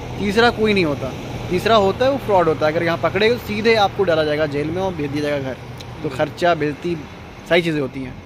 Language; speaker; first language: Hindi; native; Hindi